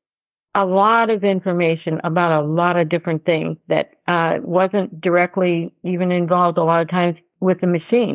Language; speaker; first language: English; native; English